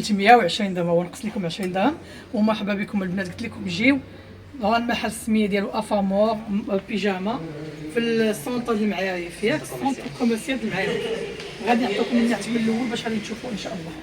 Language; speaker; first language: Arabic; native; Arabic